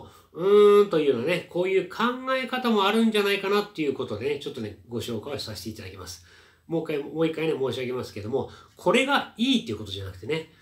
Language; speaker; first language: Japanese; native; Japanese